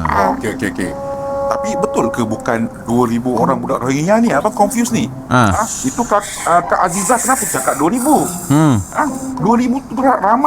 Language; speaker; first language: Malay; native; Malay